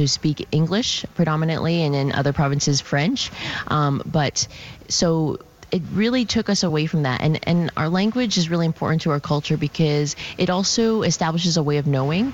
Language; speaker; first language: English; native; English